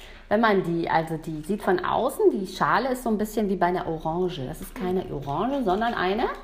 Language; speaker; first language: German; native; German